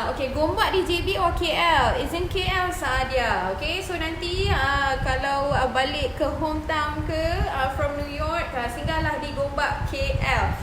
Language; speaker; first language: Malay; native; Malay